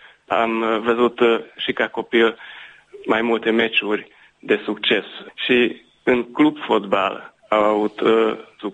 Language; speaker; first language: Romanian; early bilingual, heritage; Romanian